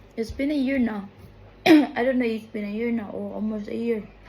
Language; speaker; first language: English; non-native, local second language; Cebuano